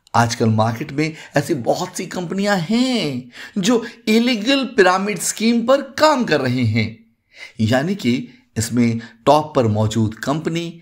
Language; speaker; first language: Hindi; native; Hindi